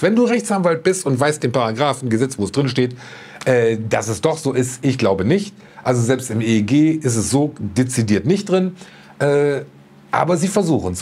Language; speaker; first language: German; native; German